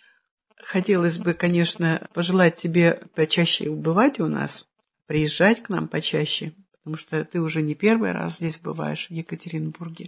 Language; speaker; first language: Russian; native; Russian